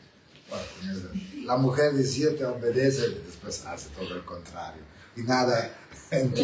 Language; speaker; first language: Spanish; non-native, learner; Italian